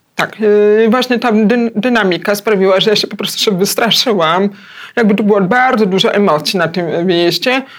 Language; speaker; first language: Polish; early bilingual, heritage; Polish